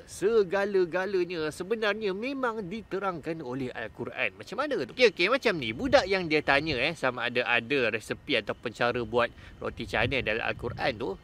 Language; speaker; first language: Malay; native; Malay